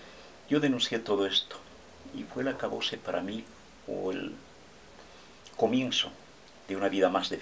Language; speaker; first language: Spanish; native; Spanish